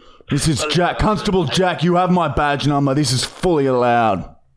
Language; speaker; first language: English; early bilingual, other home language; German